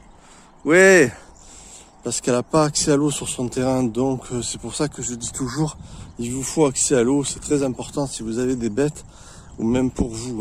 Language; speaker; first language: French; native; French